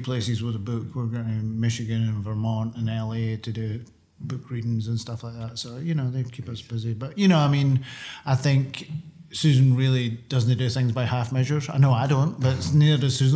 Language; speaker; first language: English; native; English